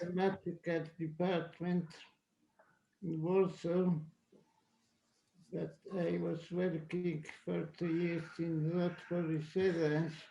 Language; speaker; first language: English; non-native, fluent; Polish